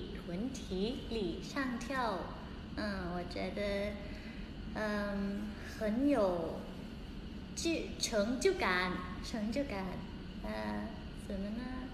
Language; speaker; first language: Chinese; non-native, learner; Thai